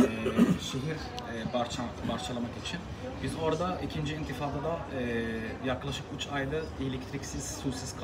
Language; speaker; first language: Turkish; non-native, learner; Arabic